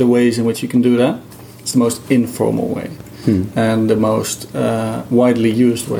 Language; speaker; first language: English; non-native, fluent; Dutch